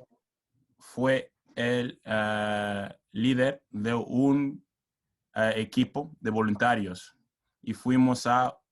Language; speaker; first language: Spanish; non-native, learner; English